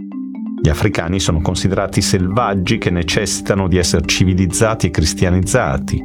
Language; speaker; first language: Italian; native; Italian